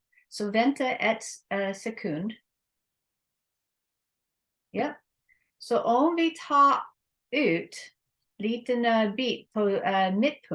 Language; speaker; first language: Swedish; non-native, learner; English